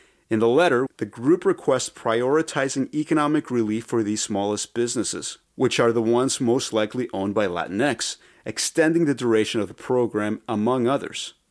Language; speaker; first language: English; early bilingual, other home language; Spanish